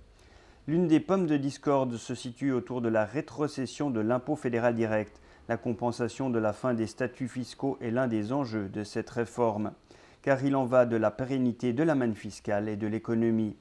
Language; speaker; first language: French; native; French